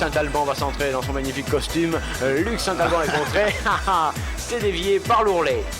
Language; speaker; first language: French; native; French